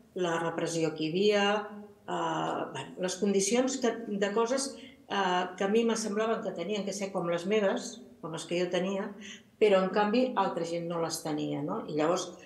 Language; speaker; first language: Catalan; native; Catalan